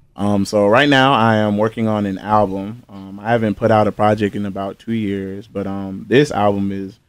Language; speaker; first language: English; native; English